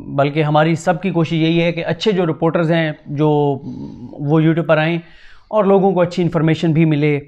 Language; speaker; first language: Urdu; non-native, local second language; Punjabi